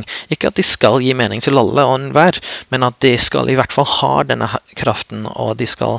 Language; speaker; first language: Norwegian; non-native, fluent; English